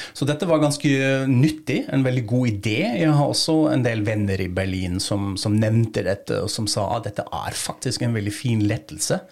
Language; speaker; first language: Norwegian; non-native, fluent; German